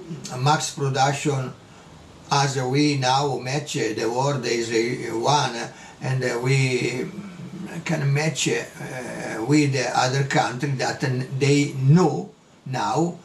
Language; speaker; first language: English; non-native, learner; Italian